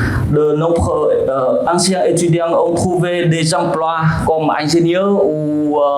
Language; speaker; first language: French; non-native, fluent; Vietnamese